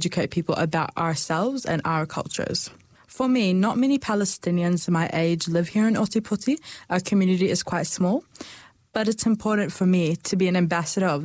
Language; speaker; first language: English; native; English